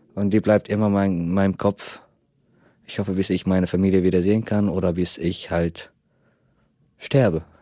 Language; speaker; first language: German; non-native, fluent; Arabic